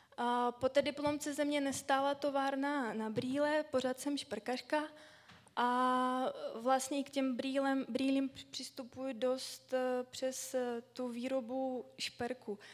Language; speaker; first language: Czech; non-native, fluent; Russian